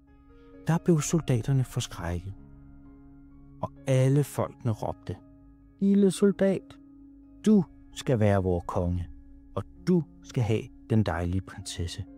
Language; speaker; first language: Danish; native; Danish